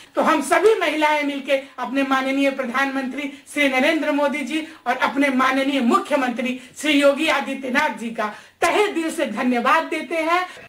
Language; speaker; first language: Hindi; native; Hindi